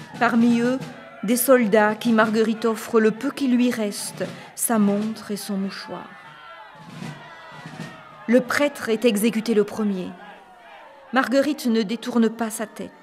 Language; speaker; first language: French; native; French